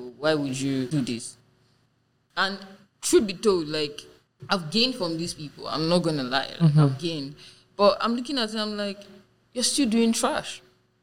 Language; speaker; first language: English; non-native, local second language; Yoruba